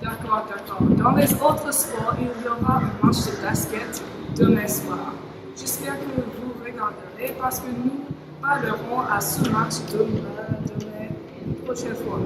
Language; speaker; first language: French; non-native, learner; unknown